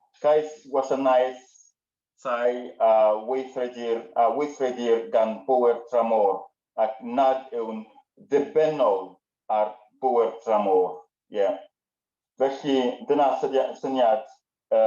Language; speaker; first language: Welsh; non-native, learner; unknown